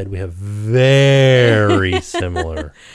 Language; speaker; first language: English; native; English